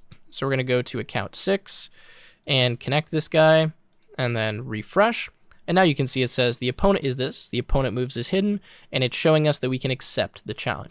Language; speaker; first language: English; native; English